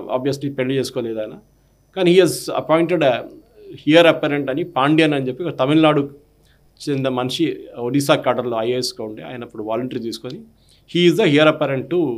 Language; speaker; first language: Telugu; non-native, local second language; Malayalam